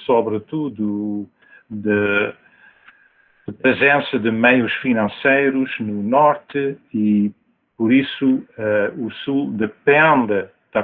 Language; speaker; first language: Portuguese; non-native, fluent; Dutch